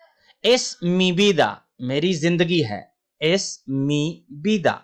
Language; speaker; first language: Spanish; non-native, fluent; Urdu